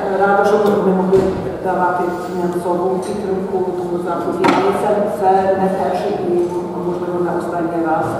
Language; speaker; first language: Ukrainian; early bilingual, heritage; Ukrainian